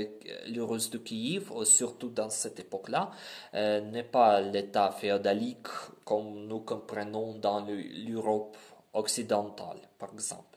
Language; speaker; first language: French; non-native, learner; Ukrainian